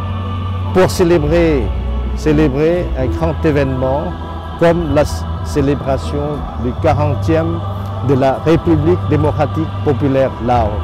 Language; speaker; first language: French; non-native, fluent; Lao